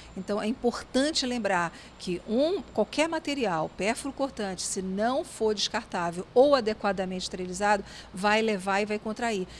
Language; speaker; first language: Portuguese; native; Portuguese